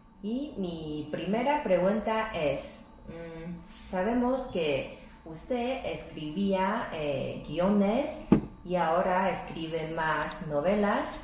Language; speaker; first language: Spanish; non-native, fluent; Chinese